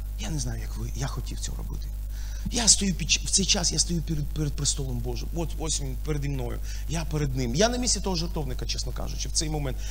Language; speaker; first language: Ukrainian; non-native, local second language; Russian